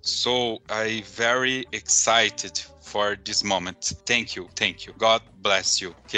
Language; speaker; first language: English; non-native, learner; Portuguese